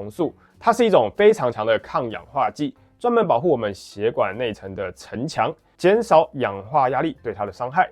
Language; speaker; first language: Chinese; native; Chinese